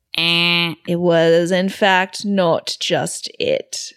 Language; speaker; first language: English; native; English